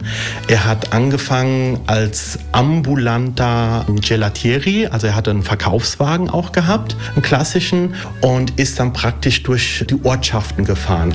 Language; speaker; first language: German; early bilingual, other home language; Italian